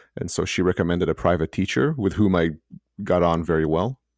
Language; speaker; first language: English; early bilingual, other home language; Hebrew